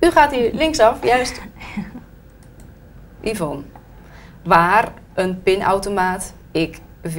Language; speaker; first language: Dutch; native; Dutch